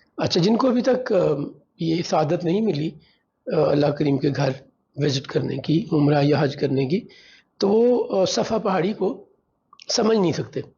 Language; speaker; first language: Urdu; non-native, local second language; Punjabi